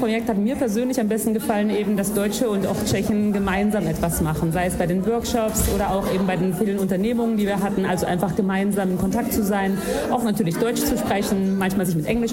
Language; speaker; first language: German; native; German